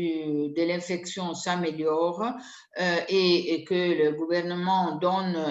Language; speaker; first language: French; non-native, fluent; Italian